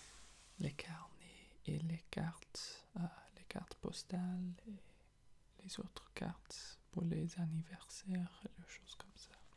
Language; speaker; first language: French; non-native, fluent; English